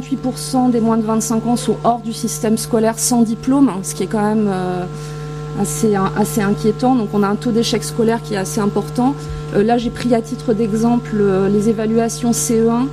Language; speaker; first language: French; native; French